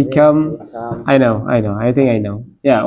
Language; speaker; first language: English; non-native, learner; Indonesian